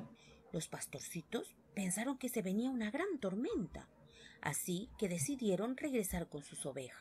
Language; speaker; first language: Spanish; native; Spanish